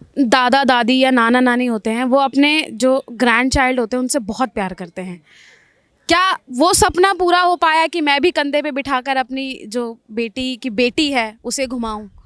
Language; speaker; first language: Hindi; native; Hindi